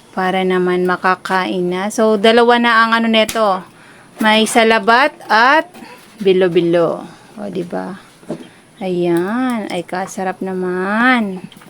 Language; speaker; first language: Filipino; non-native, local second language; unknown